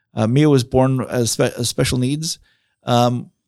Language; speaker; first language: English; native; English